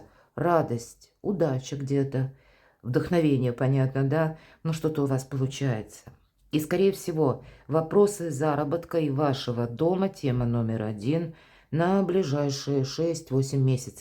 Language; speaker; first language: Russian; native; Russian